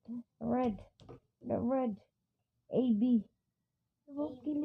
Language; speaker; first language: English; non-native, learner; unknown